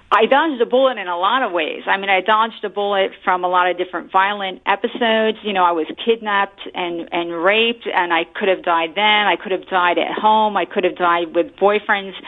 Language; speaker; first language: English; native; English